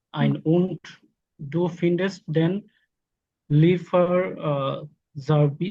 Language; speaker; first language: German; non-native, learner; Bangla